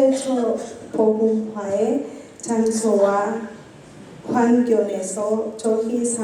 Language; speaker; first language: Korean; non-native, learner; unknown